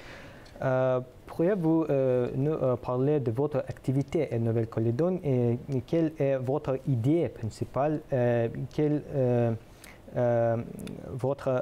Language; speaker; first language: French; non-native, learner; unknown